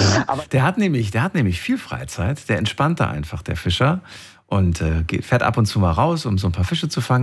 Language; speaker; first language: German; native; German